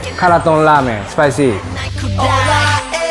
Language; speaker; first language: Thai; non-native, learner; Japanese